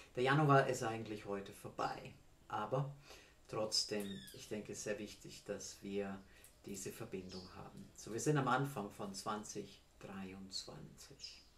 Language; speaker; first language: German; non-native, fluent; English